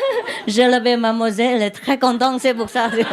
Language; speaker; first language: French; non-native, learner; Vietnamese